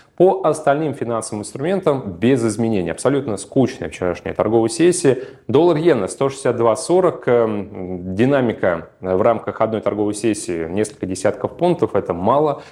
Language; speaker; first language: Russian; native; Russian